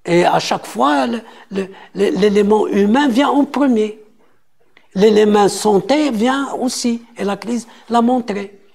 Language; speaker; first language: French; non-native, local second language; Arabic